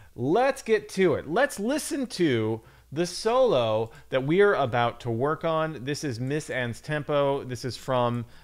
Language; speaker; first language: English; native; English